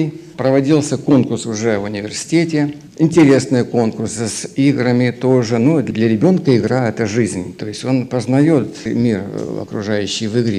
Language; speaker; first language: Russian; native; Russian